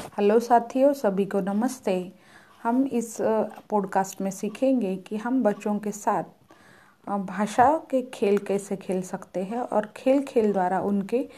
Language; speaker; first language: Hindi; non-native, local second language; Marathi